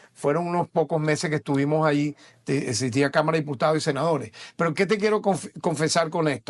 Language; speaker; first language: Spanish; native; Spanish